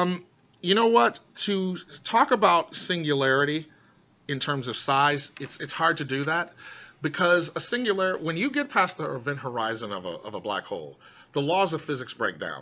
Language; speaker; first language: English; native; English